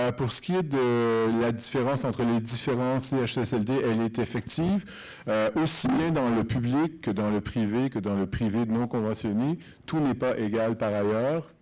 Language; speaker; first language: French; native; French